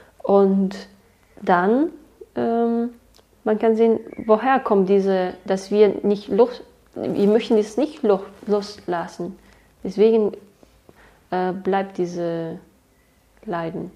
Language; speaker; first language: German; non-native, fluent; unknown